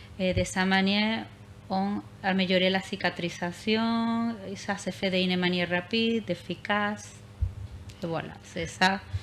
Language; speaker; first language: French; non-native, learner; Spanish